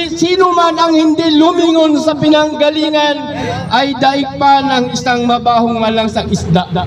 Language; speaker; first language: Filipino; non-native, local second language; Cebuano